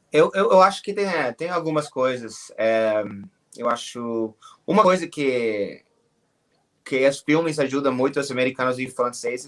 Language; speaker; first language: Portuguese; non-native, fluent; English